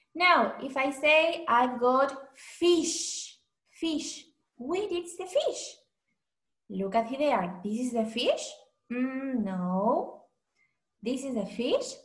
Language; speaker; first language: English; non-native, fluent; Spanish